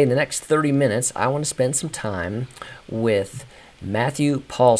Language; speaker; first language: English; native; English